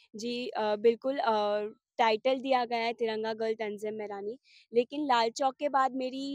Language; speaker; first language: Hindi; non-native, local second language; Gujarati